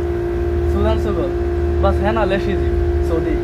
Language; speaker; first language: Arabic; non-native, learner; Bangla